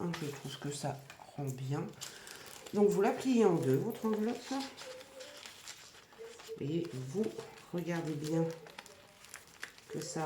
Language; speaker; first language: French; native; French